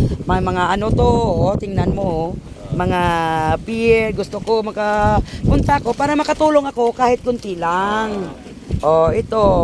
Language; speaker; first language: Filipino; non-native, local second language; Hiligaynon